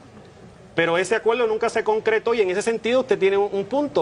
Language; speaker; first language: Spanish; native; Spanish